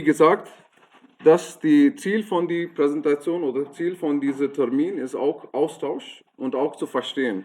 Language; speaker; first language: German; non-native, fluent; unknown